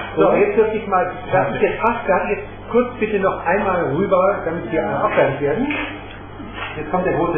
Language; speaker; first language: German; native; German